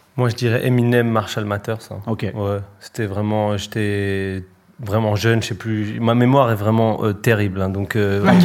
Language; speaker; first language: French; early bilingual, other home language; Spanish